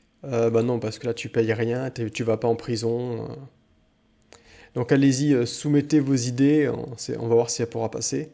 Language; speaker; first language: French; native; French